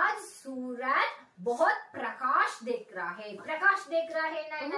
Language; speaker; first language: Hindi; non-native, local second language; Tamil